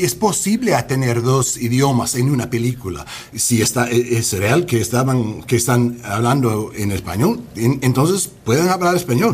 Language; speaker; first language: Spanish; non-native, learner; English